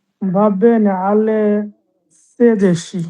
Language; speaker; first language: Italian; non-native, learner; Bangla